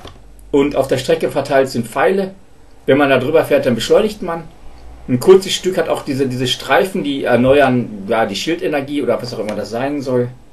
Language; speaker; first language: German; native; German